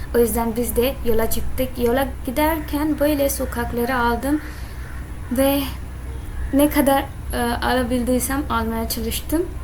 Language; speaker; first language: Turkish; non-native, learner; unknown